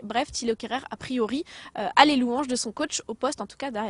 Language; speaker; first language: French; native; French